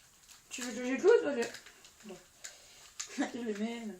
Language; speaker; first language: French; native; French